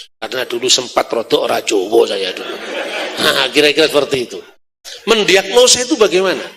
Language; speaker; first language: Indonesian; non-native, local second language; Javanese